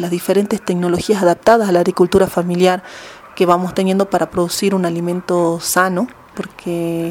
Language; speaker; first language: Spanish; native; Spanish